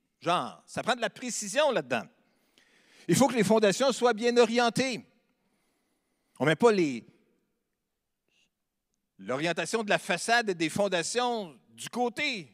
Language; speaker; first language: French; native; French